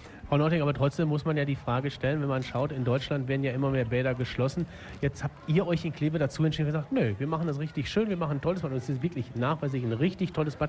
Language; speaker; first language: German; native; German